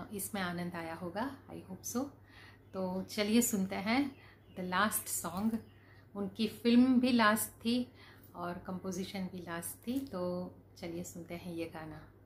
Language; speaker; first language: Hindi; non-native, local second language; Gujarati